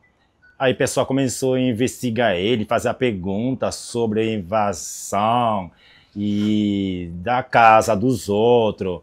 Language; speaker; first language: Portuguese; non-native, learner; Haitian Creole